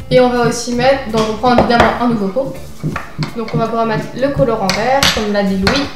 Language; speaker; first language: French; native; French